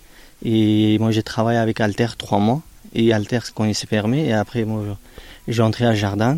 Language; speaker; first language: French; non-native, learner; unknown